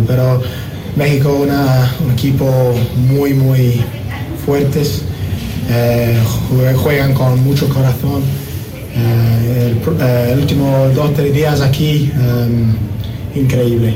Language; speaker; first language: Spanish; non-native, learner; English